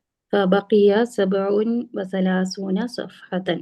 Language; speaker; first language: Arabic; non-native, learner; Malayalam